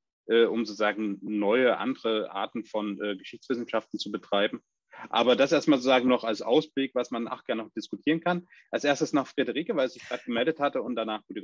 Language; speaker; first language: German; native; German